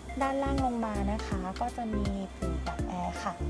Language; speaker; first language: Thai; native; Thai